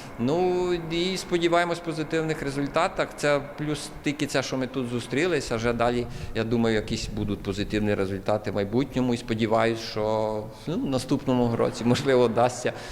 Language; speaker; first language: Ukrainian; native; Ukrainian